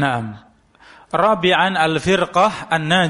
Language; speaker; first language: Arabic; non-native, fluent; Indonesian